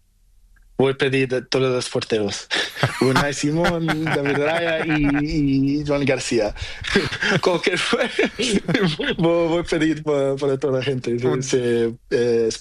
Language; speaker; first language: Spanish; non-native, learner; Portuguese